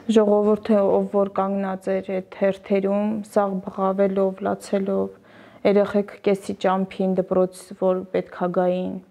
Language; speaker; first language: Armenian; native; Armenian